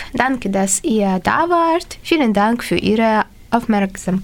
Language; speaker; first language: German; non-native, learner; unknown